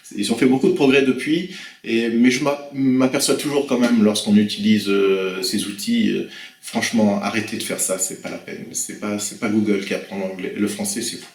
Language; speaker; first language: French; native; French